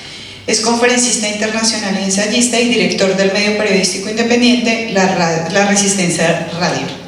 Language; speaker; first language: Spanish; native; Spanish